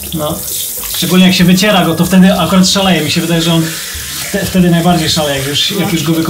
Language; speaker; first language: Polish; native; Polish